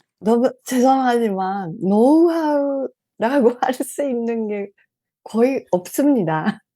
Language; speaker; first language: Korean; non-native, fluent; Japanese